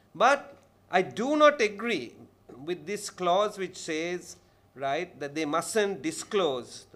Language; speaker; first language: English; non-native, local second language; Sinhala